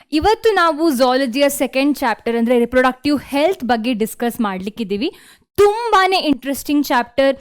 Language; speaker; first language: Kannada; native; Kannada